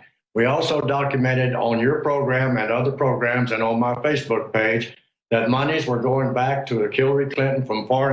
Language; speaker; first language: English; native; English